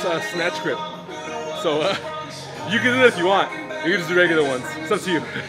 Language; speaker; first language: English; native; English